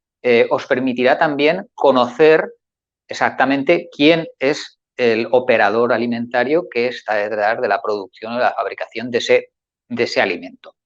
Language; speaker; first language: Spanish; native; Spanish